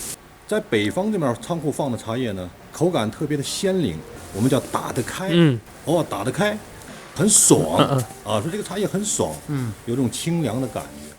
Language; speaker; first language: Chinese; native; Chinese